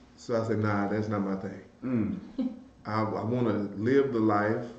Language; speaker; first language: English; native; English